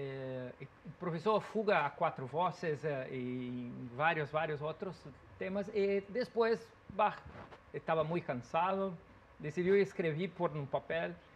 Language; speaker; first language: Spanish; non-native, learner; Portuguese